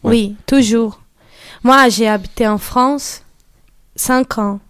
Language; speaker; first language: French; non-native, learner; Portuguese